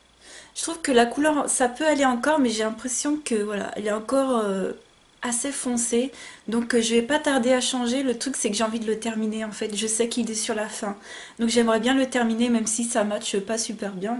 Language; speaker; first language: French; native; French